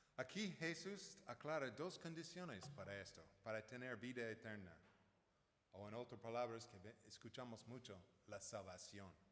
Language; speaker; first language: Spanish; non-native, fluent; English